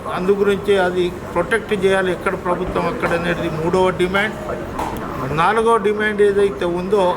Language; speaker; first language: Telugu; non-native, local second language; Lambadi